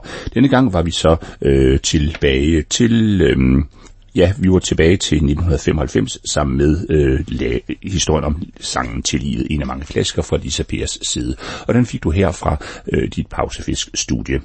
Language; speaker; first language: Danish; native; Danish